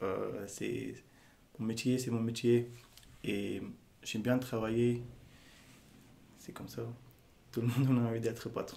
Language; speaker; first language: French; non-native, learner; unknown